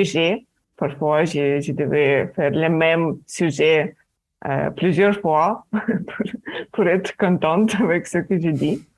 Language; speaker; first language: French; non-native, learner; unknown